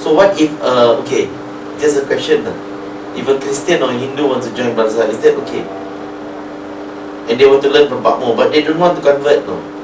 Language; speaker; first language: English; non-native, local second language; Malay